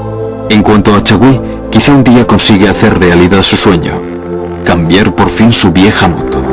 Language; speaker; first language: Spanish; native; Spanish